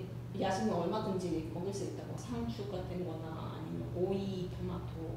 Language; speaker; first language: Korean; non-native, learner; Russian